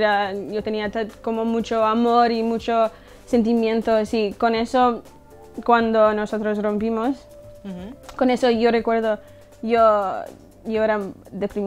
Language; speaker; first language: Spanish; early bilingual, heritage; English